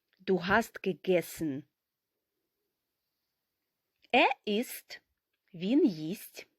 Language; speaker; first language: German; non-native, fluent; Ukrainian